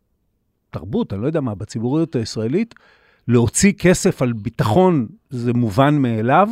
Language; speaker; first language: Hebrew; native; Hebrew